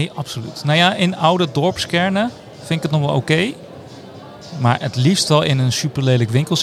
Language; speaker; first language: Dutch; native; Dutch